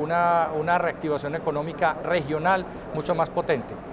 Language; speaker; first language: Spanish; native; Spanish